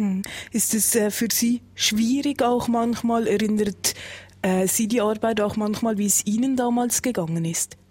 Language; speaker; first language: German; native; German